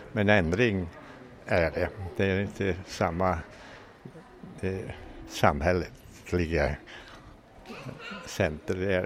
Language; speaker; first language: Swedish; non-native, fluent; English